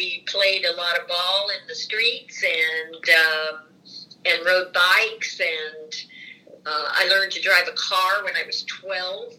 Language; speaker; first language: English; native; English